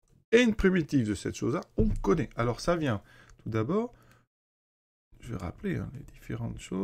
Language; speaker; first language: French; native; French